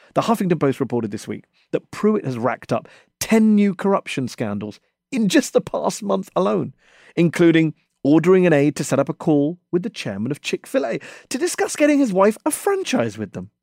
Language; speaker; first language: English; native; English